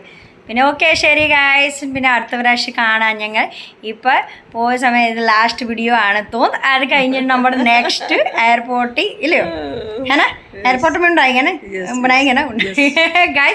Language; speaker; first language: Malayalam; non-native, learner; Hindi